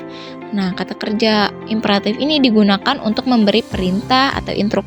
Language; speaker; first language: Indonesian; native; Indonesian